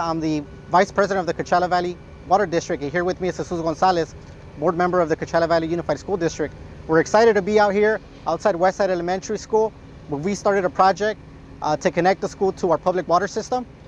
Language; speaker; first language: English; early bilingual, other home language; Spanish